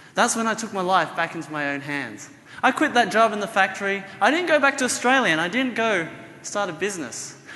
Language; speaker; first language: English; native; English